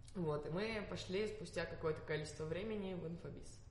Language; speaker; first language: Russian; non-native, fluent; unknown